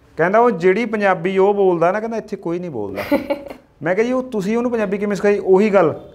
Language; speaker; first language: Punjabi; native; Punjabi